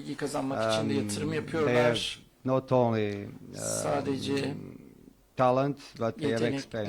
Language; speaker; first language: Turkish; non-native, learner; Portuguese